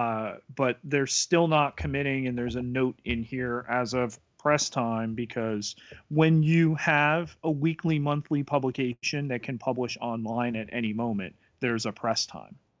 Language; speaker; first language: English; native; English